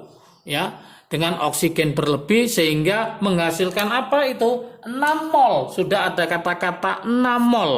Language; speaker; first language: Indonesian; native; Indonesian